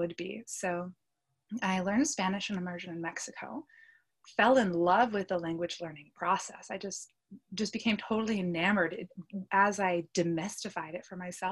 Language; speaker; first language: English; early bilingual, other home language; Polish